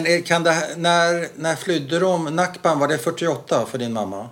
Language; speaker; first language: Swedish; early bilingual, other home language; Arabic